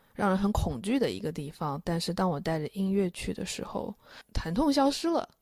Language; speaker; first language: Chinese; native; Chinese